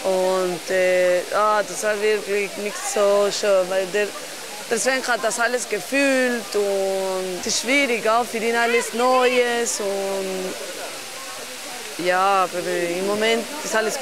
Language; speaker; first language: German; non-native, fluent; Spanish